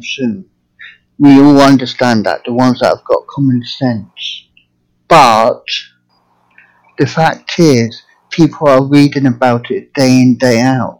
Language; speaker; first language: English; native; English